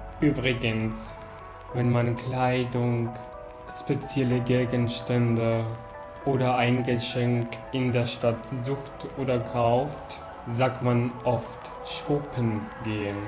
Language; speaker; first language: German; non-native, fluent; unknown